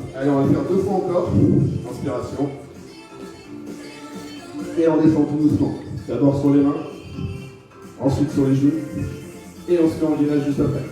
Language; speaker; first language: French; native; French